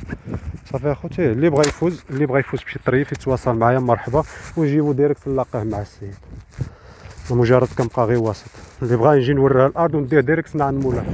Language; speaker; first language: Arabic; native; Arabic